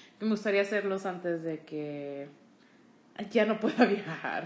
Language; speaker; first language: Spanish; early bilingual, heritage; Spanish